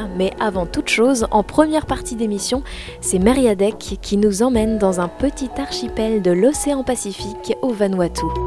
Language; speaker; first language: French; native; French